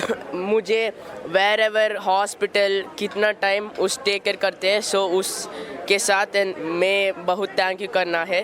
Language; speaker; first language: Hindi; non-native, local second language; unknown